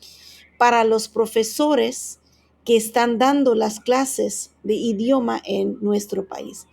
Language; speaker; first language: Spanish; non-native, fluent; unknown